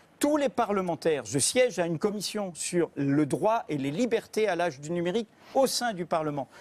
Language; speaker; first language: French; native; French